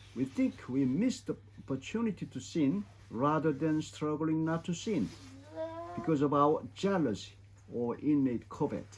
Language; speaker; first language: English; non-native, fluent; Korean